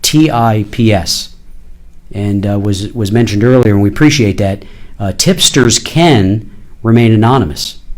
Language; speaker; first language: English; native; English